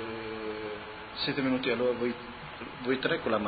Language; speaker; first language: Italian; native; Italian